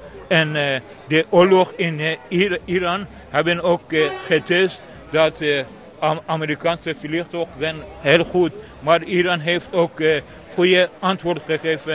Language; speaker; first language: Dutch; non-native, learner; Persian